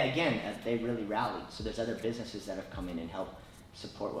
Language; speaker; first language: English; native; English